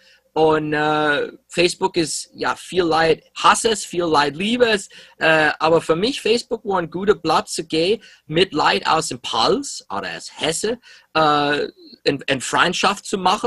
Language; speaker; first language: German; early bilingual, heritage; English